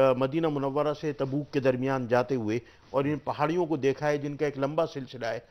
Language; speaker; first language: Urdu; native; Urdu